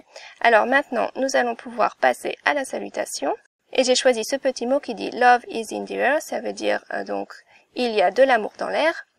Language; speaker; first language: French; native; French